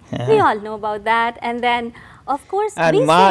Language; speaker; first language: English; non-native, local second language; Hindi